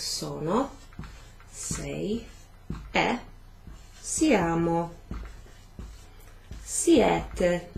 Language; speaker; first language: Italian; non-native, fluent; English